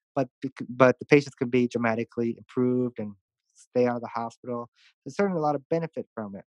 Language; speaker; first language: English; native; English